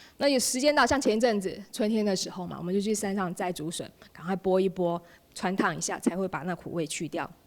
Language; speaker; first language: Chinese; native; Chinese